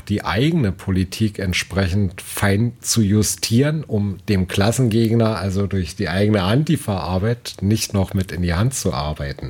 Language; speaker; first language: German; native; German